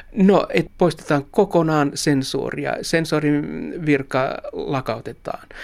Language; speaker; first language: Finnish; non-native, local second language; Swedish